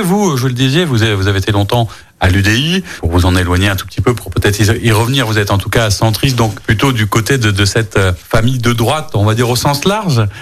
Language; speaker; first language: French; native; French